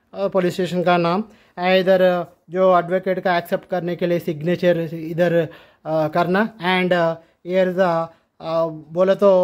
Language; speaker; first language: Hindi; non-native, local second language; Telugu